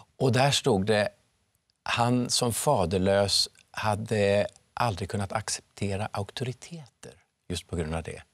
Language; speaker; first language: Swedish; early bilingual, other home language; Finnish